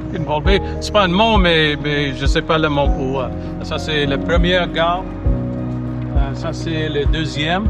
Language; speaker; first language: French; non-native, local second language; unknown